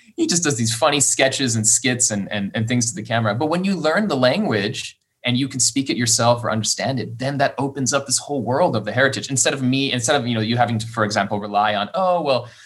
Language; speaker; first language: English; early bilingual, other home language; Persian